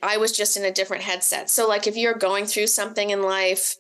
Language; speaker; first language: English; native; English